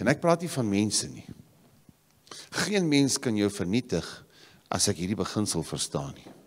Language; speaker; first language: Afrikaans; native; Afrikaans